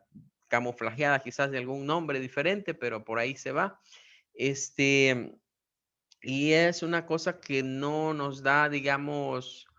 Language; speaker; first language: Spanish; native; Spanish